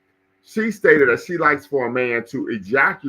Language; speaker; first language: English; native; English